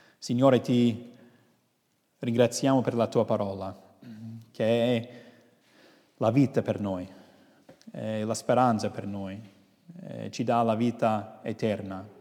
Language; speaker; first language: Italian; non-native, fluent; English